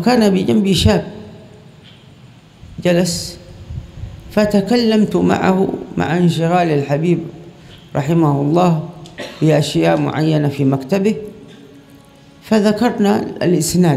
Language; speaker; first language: Arabic; native; Arabic